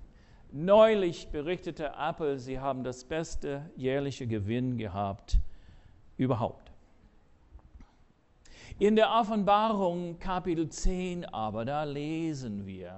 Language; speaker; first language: German; non-native, fluent; English